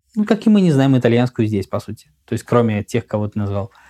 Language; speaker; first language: Russian; native; Russian